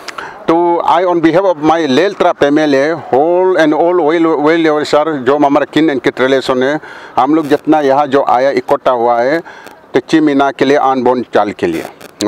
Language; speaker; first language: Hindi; non-native, local second language; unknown